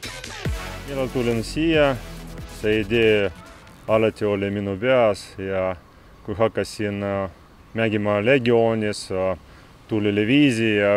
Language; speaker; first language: Estonian; non-native, local second language; Russian